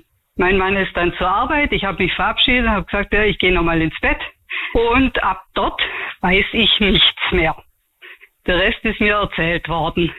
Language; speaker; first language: German; native; German